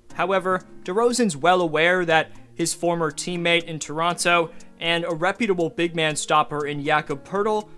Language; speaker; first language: English; native; English